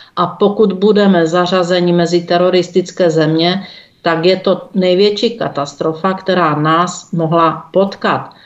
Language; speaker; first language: Czech; native; Czech